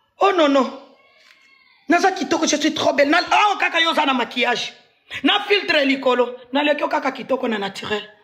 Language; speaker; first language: Lingala; non-native, local second language; Swahili